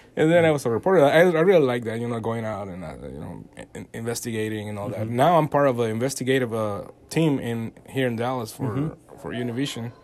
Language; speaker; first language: English; non-native, fluent; Spanish